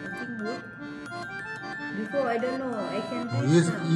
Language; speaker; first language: English; non-native, learner; Thai